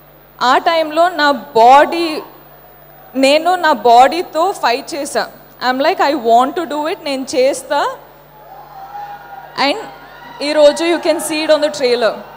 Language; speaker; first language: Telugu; non-native, local second language; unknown